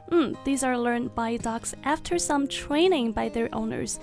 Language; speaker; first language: English; non-native, fluent; Chinese